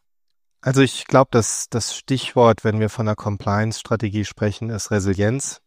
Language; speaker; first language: German; native; German